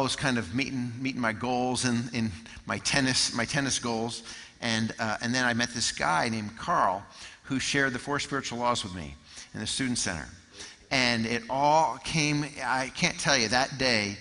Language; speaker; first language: English; native; English